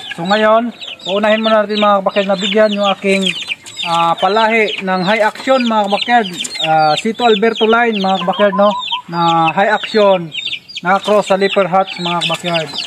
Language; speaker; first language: Filipino; non-native, local second language; Cebuano